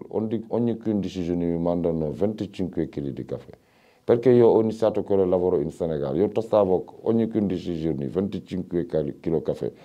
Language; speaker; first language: Italian; non-native, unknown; Wolof